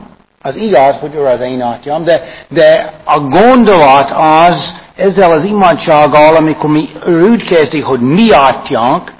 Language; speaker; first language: Hungarian; non-native, fluent; English